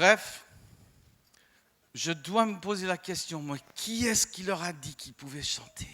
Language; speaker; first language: French; non-native, fluent; English